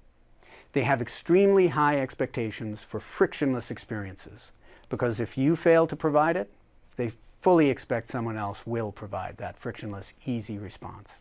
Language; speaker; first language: English; native; English